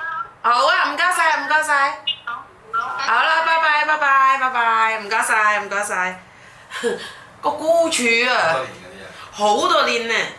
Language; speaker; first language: Cantonese; non-native, fluent; Indonesian